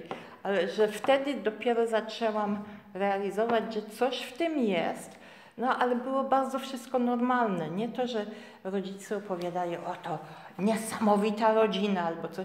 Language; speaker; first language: Polish; early bilingual, heritage; Polish